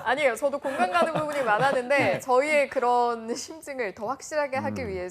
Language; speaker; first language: Korean; native; Korean